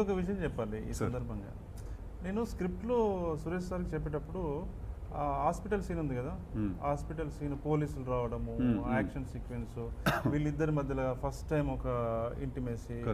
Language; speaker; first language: Telugu; native; Telugu